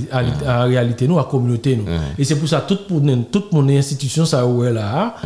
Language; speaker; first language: French; non-native, local second language; Haitian Creole